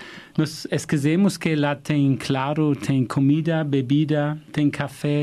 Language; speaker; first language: Portuguese; non-native, fluent; German